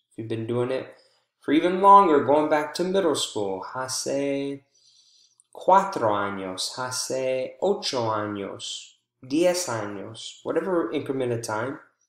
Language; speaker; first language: Spanish; non-native, fluent; English